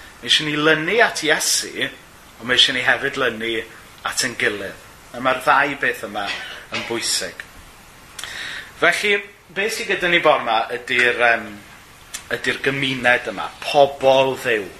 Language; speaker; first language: Welsh; native; Welsh